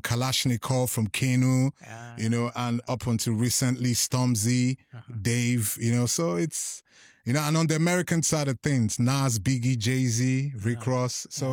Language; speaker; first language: English; non-native, local second language; Igbo